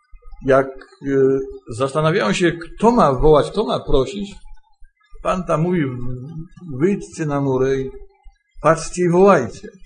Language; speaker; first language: Polish; native; Polish